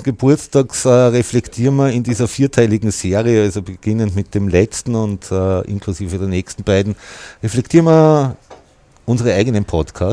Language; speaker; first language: German; native; German